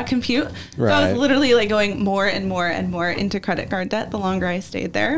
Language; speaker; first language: English; native; English